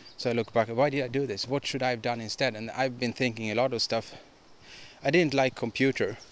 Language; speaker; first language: English; non-native, fluent; Swedish